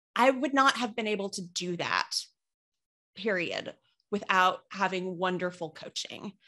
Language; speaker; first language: English; native; English